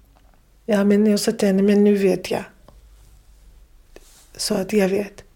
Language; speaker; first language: Swedish; non-native, fluent; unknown